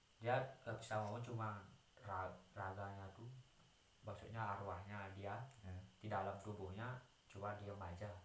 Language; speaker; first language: Indonesian; non-native, local second language; Balinese